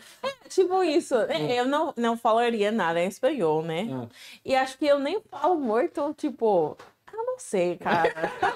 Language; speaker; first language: Portuguese; non-native, fluent; English